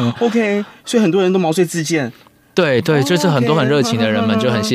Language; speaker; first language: Chinese; native; Chinese